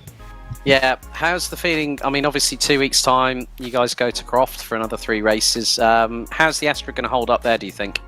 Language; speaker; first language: English; native; English